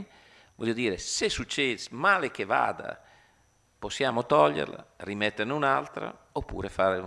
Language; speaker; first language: Italian; native; Italian